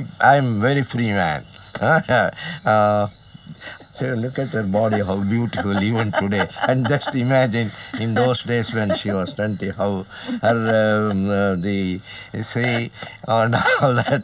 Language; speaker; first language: English; non-native, local second language; Kannada